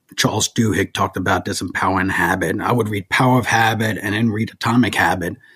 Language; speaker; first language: English; early bilingual, other home language; German